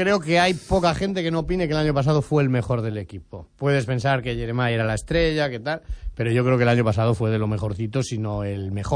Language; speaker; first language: Spanish; native; Spanish